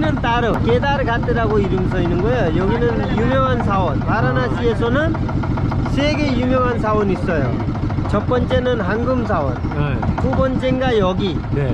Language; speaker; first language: Korean; non-native, learner; Hindi